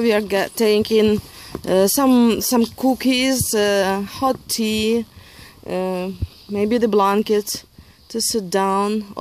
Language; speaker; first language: English; non-native, fluent; Ukrainian